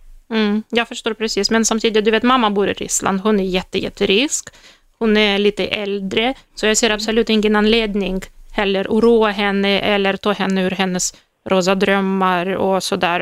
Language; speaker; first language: Swedish; non-native, fluent; Russian